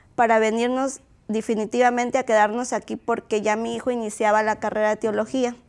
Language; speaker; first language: Spanish; native; Spanish